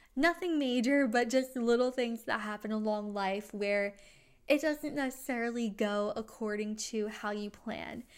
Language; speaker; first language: English; native; English